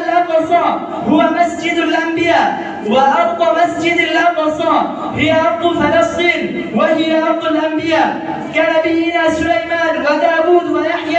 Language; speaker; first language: Arabic; non-native, learner; Bangla